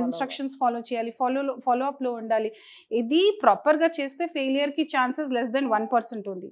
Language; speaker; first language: Telugu; non-native, fluent; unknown